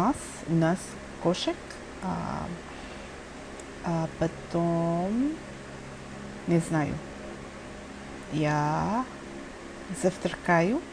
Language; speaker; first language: Russian; non-native, learner; English